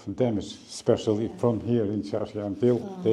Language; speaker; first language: English; non-native, learner; Albanian